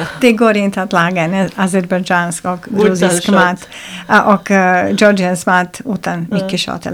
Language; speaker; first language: Swedish; non-native, fluent; Serbian